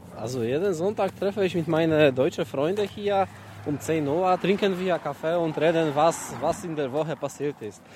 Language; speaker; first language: German; non-native, learner; Polish